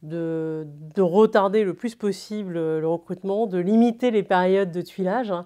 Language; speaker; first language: French; native; French